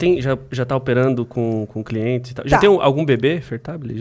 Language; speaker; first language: Portuguese; native; Portuguese